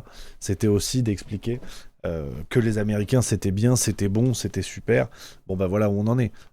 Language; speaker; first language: French; native; French